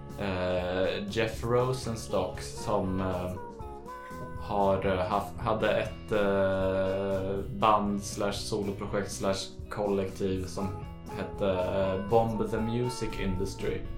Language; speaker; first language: Swedish; native; Swedish